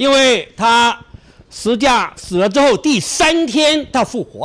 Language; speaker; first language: Chinese; native; Chinese